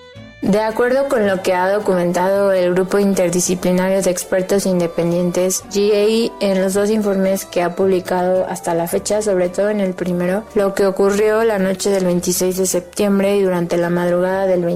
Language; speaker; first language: Spanish; native; Spanish